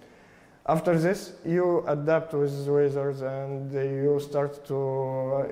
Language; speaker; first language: English; non-native, learner; Arabic